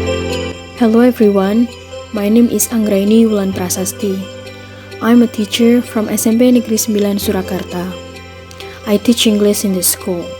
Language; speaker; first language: English; non-native, fluent; Indonesian